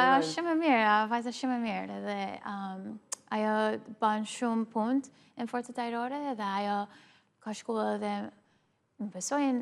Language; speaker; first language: Albanian; early bilingual, heritage; Albanian